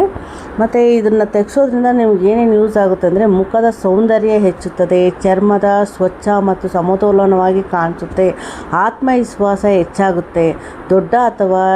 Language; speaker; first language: Kannada; native; Kannada